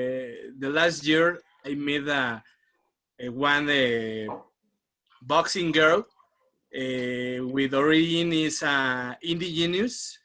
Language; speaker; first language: English; non-native, learner; Spanish